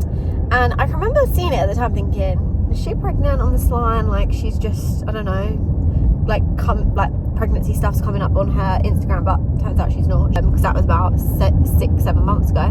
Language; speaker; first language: English; native; English